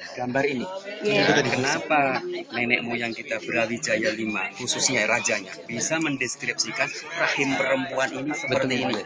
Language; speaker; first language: Indonesian; native; Indonesian